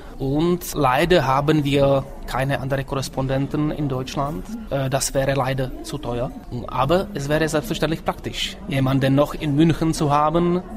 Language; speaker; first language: German; non-native, fluent; Czech